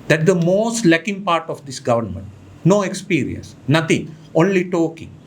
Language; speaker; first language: English; non-native, local second language; Sinhala